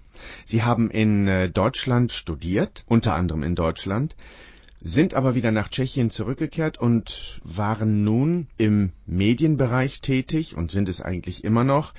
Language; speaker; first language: German; native; German